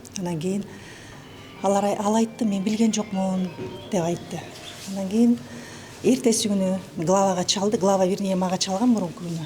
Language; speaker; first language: Kyrgyz; native; Kyrgyz